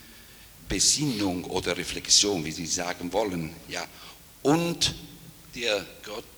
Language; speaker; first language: German; non-native, fluent; Italian